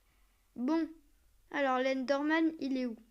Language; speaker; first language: French; native; French